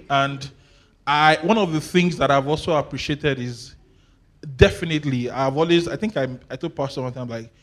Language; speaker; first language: English; non-native, local second language; Yoruba